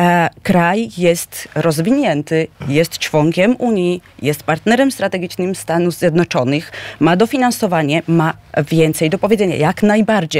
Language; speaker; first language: Polish; non-native, fluent; Georgian